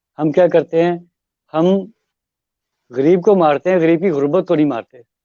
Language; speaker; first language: Urdu; non-native, local second language; Punjabi